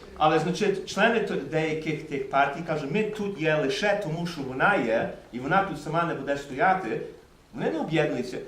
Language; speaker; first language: Ukrainian; early bilingual, heritage; Ukrainian